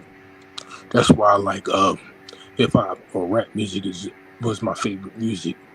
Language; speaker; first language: English; native; English